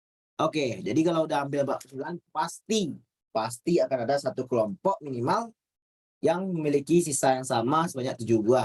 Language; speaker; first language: Indonesian; native; Indonesian